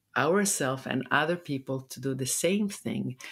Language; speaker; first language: English; non-native, fluent; Italian